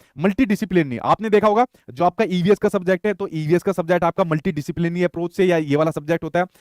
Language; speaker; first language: Hindi; native; Hindi